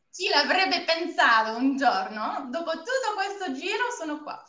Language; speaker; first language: Italian; non-native, fluent; French